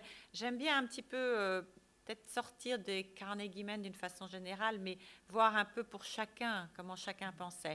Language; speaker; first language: French; native; French